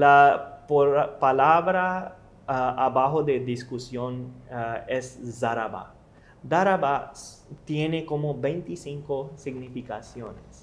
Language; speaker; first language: Spanish; non-native, learner; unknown